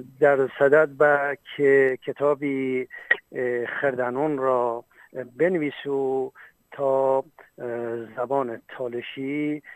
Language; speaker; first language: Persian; non-native, local second language; Talysh